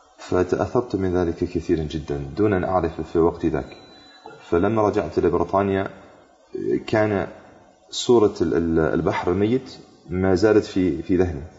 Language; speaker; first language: Arabic; non-native, fluent; English